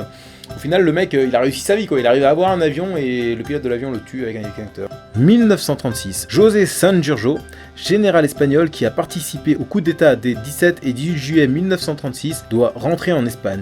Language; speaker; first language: French; native; French